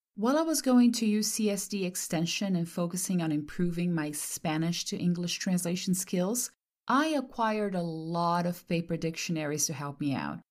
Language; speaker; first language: English; non-native, fluent; Portuguese